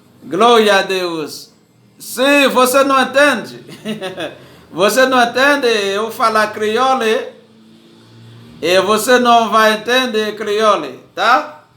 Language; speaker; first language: Portuguese; non-native, learner; Haitian Creole